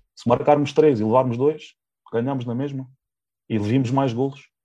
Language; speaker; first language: Portuguese; native; Portuguese